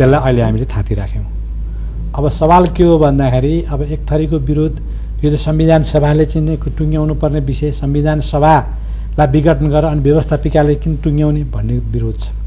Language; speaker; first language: Nepali; native; Nepali